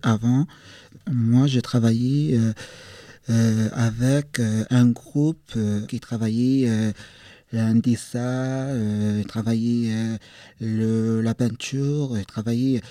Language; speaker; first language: French; non-native, learner; Arabic